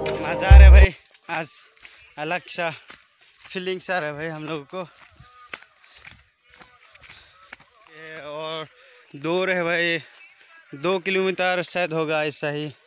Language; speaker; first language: Hindi; non-native, local second language; Assamese